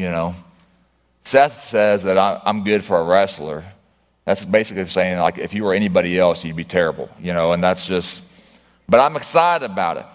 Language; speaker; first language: English; native; English